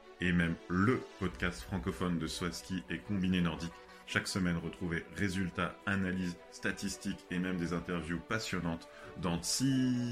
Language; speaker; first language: French; native; French